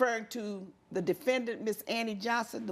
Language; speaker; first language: English; native; English